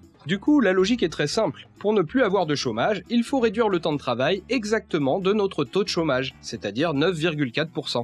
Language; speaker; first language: French; native; French